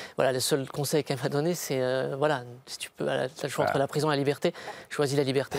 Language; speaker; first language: French; native; French